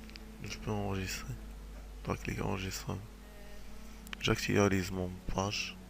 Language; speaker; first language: French; non-native, local second language; Arabic